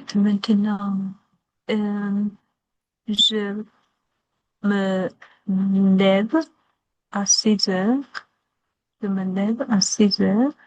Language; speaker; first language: French; non-native, learner; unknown